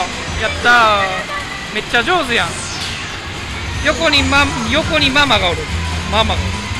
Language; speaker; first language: Japanese; native; Japanese